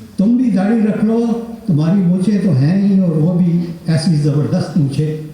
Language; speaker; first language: Urdu; non-native, local second language; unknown